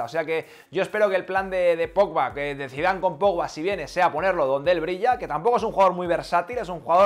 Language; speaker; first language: Spanish; native; Spanish